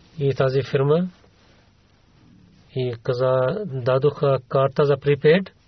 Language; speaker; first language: Bulgarian; non-native, learner; Urdu